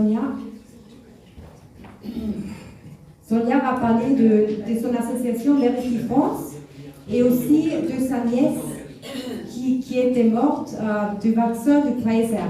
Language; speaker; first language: French; non-native, fluent; German